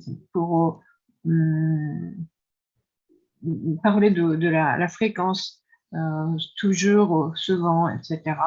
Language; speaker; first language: French; non-native, fluent; Japanese